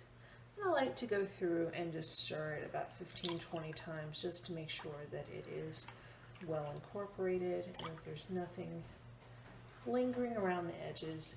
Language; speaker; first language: English; native; English